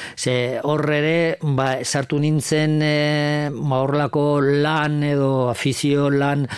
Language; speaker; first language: Basque; non-native, local second language; Spanish